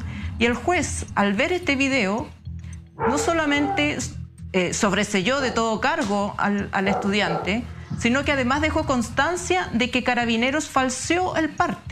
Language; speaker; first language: Spanish; native; Spanish